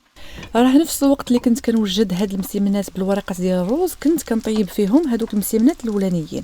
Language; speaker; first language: Arabic; native; Arabic